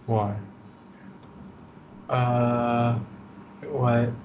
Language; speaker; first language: French; non-native, fluent; Vietnamese